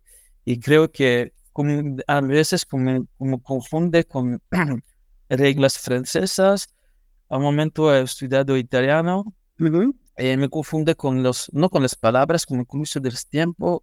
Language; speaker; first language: Spanish; non-native, learner; French